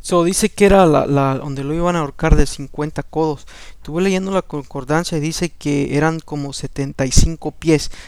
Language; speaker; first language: Spanish; early bilingual, heritage; Spanish